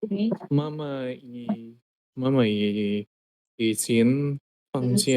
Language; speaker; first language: Chinese; non-native, learner; Indonesian